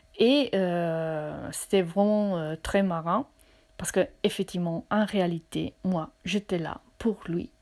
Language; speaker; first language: French; non-native, fluent; Italian